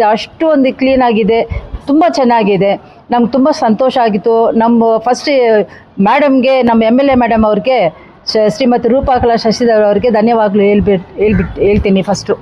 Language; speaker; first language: Kannada; non-native, local second language; Tamil